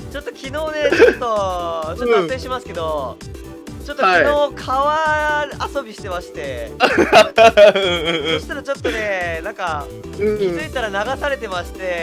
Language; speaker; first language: Japanese; native; Japanese